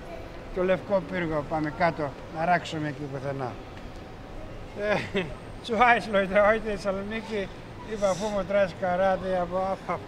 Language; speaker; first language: German; non-native, learner; Greek